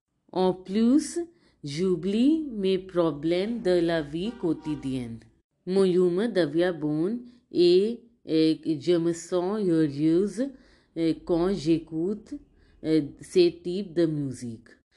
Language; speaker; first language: French; non-native, fluent; Hindi